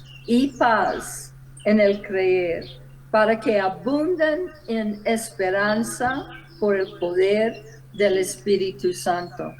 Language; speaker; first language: Spanish; non-native, fluent; English